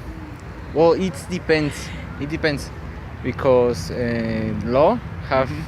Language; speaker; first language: English; non-native, learner; Spanish